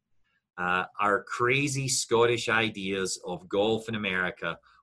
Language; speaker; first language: English; native; English